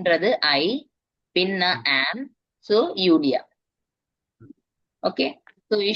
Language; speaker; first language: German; non-native, fluent; Tamil